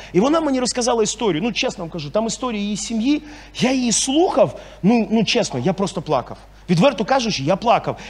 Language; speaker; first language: Ukrainian; non-native, local second language; Russian